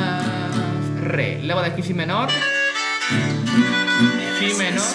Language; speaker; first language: Spanish; native; Spanish